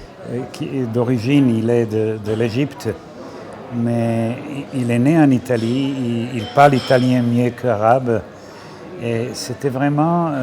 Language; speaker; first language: French; non-native, fluent; Serbian